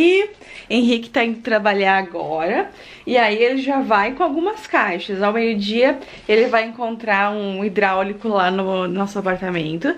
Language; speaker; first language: Portuguese; native; Portuguese